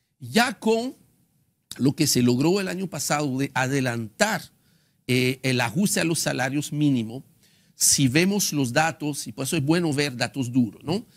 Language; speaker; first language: Spanish; non-native, fluent; French